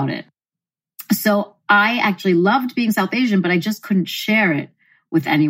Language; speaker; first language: English; native; English